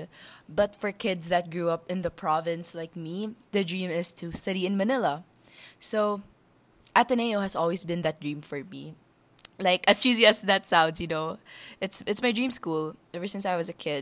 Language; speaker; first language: English; non-native, local second language; Hiligaynon